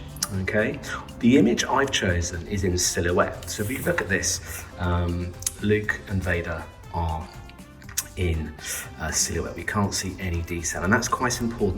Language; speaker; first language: English; native; English